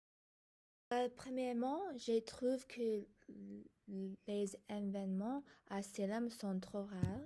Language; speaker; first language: French; non-native, learner; English